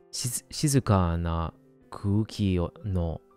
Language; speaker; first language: Japanese; non-native, learner; English